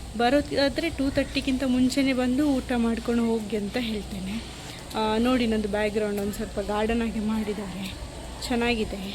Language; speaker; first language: Kannada; non-native, local second language; Tulu